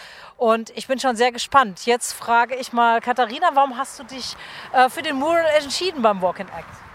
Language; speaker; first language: German; native; German